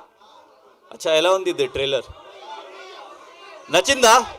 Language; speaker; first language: Telugu; non-native, learner; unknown